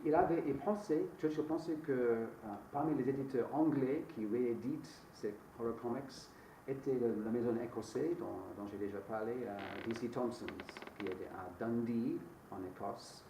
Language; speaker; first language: French; non-native, fluent; English